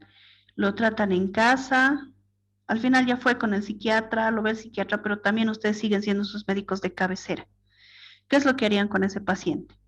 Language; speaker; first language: Spanish; native; Spanish